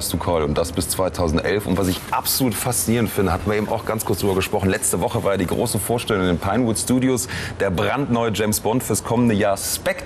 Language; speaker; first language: German; native; German